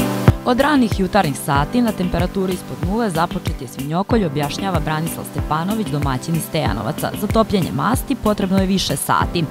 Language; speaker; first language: Serbian; native; Serbian